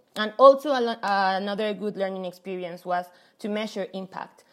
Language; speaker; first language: English; non-native, fluent; Spanish